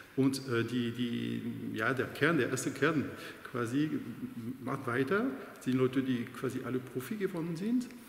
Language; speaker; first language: German; non-native, fluent; French